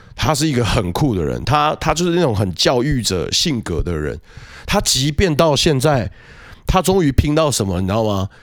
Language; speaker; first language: Chinese; native; Chinese